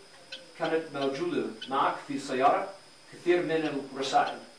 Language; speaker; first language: Arabic; non-native, learner; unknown